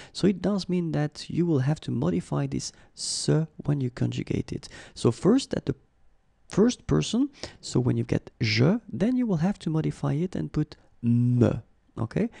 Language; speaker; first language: English; non-native, fluent; French